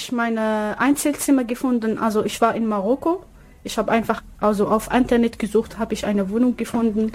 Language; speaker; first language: German; non-native, learner; Arabic